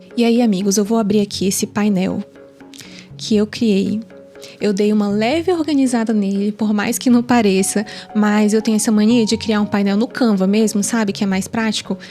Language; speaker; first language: Portuguese; native; Portuguese